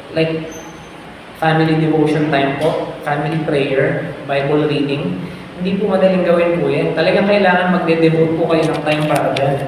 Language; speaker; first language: Filipino; native; Filipino